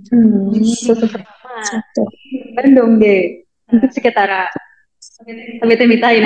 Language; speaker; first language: Japanese; non-native, learner; Indonesian